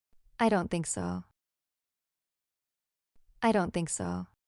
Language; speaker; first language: English; non-native, fluent; Portuguese